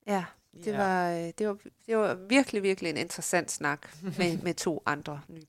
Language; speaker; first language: Danish; native; Danish